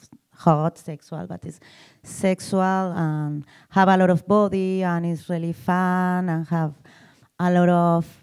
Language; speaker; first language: English; non-native, learner; Spanish